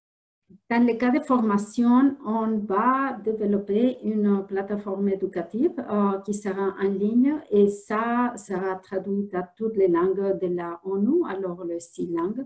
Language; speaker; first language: French; non-native, fluent; Spanish